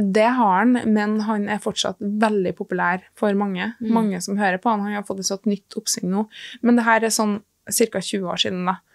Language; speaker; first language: Norwegian; native; Norwegian